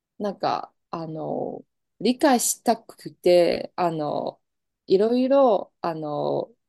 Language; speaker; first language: Japanese; non-native, fluent; Chinese